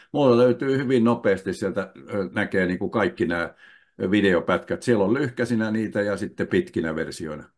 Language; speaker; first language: Finnish; native; Finnish